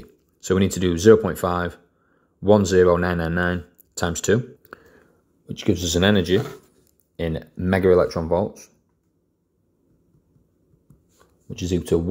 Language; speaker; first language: English; native; English